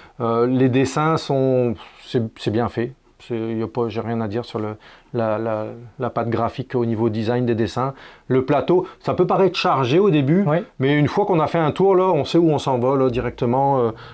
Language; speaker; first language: French; native; French